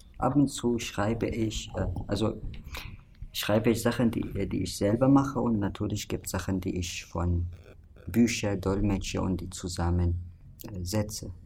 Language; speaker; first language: German; non-native, fluent; Arabic